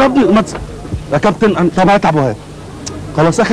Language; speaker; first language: Arabic; native; Arabic